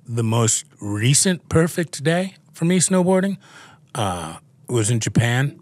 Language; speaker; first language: English; native; English